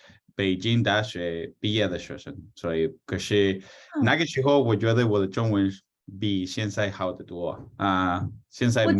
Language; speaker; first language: Chinese; non-native, fluent; English